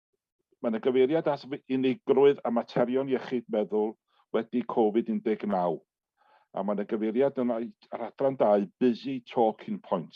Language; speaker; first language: Welsh; native; Welsh